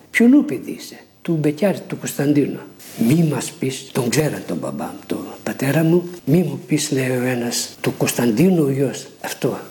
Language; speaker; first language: Greek; early bilingual, heritage; Greek